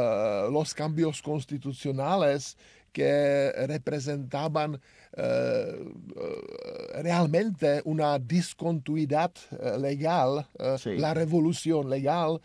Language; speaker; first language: Spanish; non-native, learner; Czech